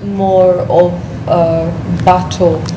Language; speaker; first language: English; non-native, local second language; Ganda